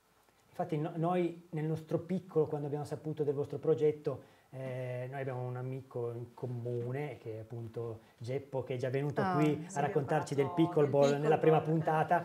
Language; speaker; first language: Italian; native; Italian